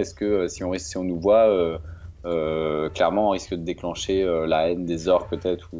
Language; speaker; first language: French; native; French